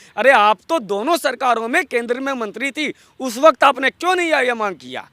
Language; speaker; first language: Hindi; non-native, local second language; Bangla